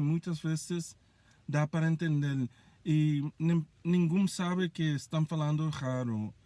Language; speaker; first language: Portuguese; non-native, fluent; English